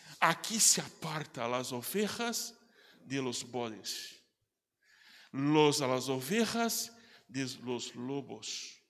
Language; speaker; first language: Spanish; non-native, learner; Portuguese